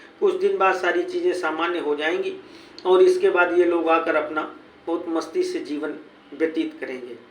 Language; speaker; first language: Hindi; native; Hindi